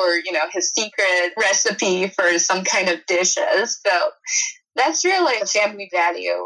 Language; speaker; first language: English; non-native, fluent; Chinese